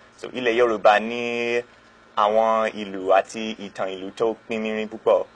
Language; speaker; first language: Yoruba; non-native, fluent; English